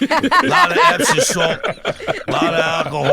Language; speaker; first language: English; native; English